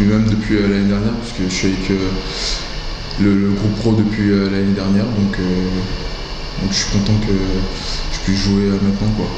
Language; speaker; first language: French; native; French